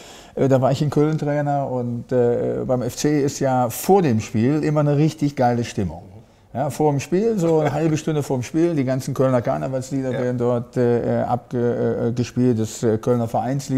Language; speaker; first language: German; native; German